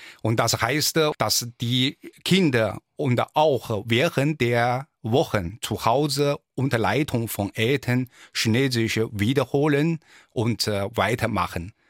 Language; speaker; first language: German; non-native, fluent; Chinese